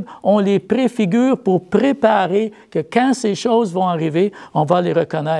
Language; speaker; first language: French; native; French